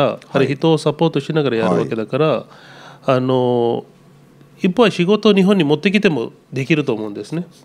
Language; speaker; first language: Japanese; non-native, fluent; Telugu